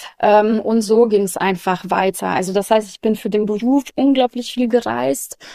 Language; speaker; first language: German; early bilingual, other home language; Russian